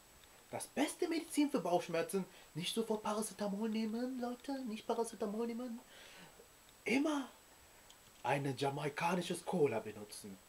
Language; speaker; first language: German; early bilingual, other home language; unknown